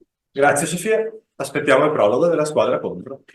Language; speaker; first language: Italian; native; Italian